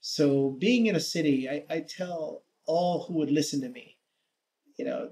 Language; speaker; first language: English; native; English